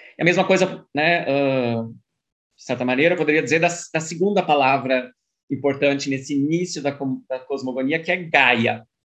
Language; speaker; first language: Portuguese; early bilingual, other home language; German